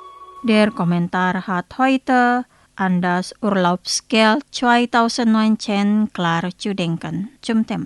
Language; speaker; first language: German; non-native, fluent; Indonesian